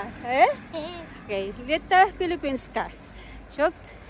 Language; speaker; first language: Arabic; non-native, learner; Filipino